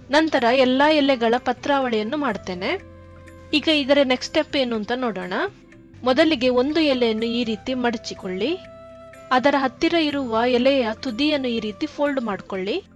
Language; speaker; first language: Kannada; non-native, local second language; Tulu